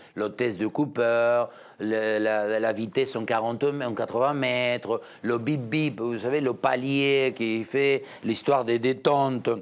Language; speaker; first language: French; non-native, fluent; Spanish